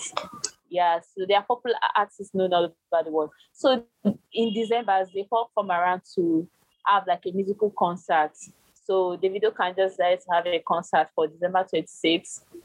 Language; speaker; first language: English; non-native, local second language; Yoruba